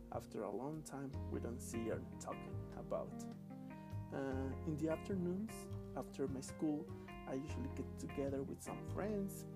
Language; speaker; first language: English; non-native, learner; Spanish